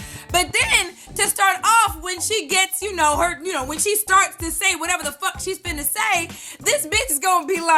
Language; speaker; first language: English; native; English